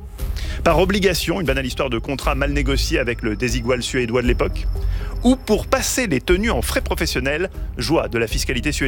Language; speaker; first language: French; native; French